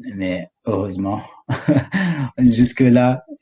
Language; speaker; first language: French; non-native, fluent; Nepali